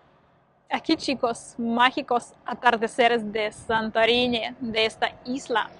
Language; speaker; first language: Spanish; non-native, learner; Russian